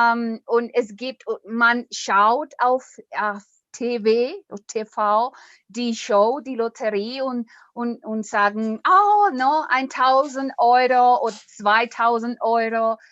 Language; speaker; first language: German; non-native, learner; Spanish